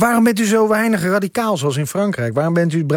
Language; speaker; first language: Dutch; native; Dutch